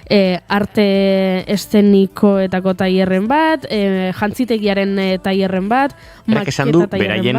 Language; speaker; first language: Basque; native; Basque